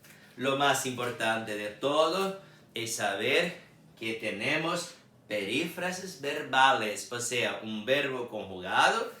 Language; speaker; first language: Spanish; non-native, fluent; Portuguese